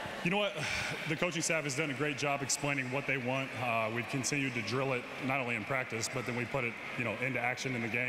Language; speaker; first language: English; native; English